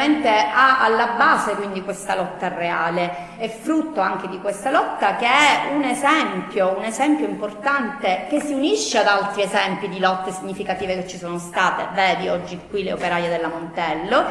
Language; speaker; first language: Italian; native; Italian